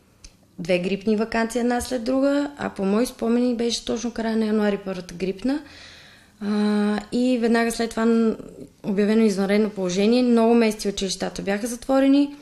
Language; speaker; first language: Bulgarian; native; Bulgarian